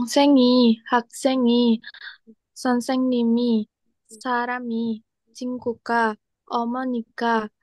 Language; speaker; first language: Korean; non-native, learner; Indonesian